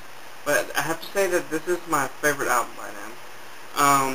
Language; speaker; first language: English; native; English